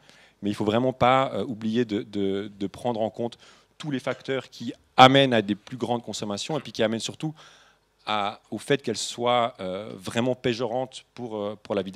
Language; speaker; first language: French; native; French